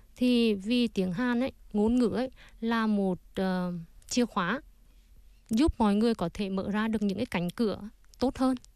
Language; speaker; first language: Vietnamese; native; Vietnamese